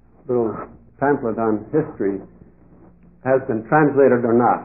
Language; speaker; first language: English; non-native, fluent; Dutch